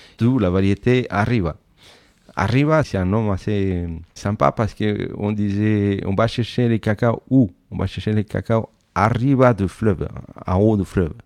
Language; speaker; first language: French; non-native, fluent; Spanish